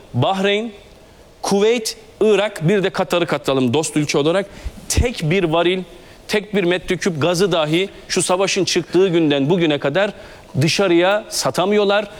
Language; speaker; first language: Turkish; native; Turkish